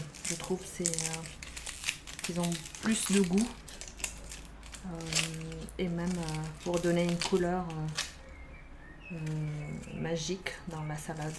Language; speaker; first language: French; non-native, fluent; Arabic